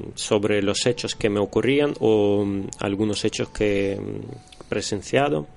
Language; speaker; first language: Spanish; non-native, fluent; Russian